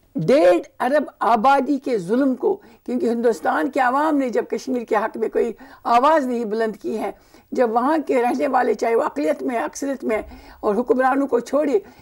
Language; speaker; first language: Urdu; non-native, local second language; Kashmiri